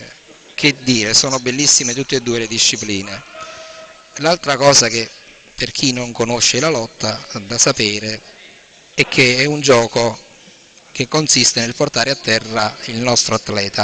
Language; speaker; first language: Italian; native; Italian